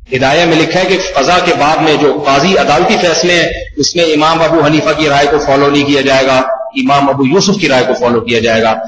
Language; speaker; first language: Urdu; native; Urdu